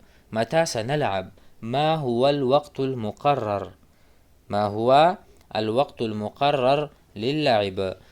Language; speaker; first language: Arabic; non-native, fluent; Urdu